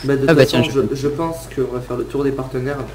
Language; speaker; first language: French; native; French